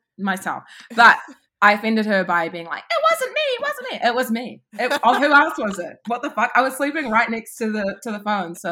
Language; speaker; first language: English; native; English